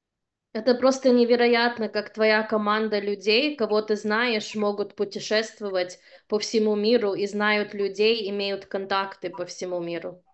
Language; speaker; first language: Russian; early bilingual, heritage; Russian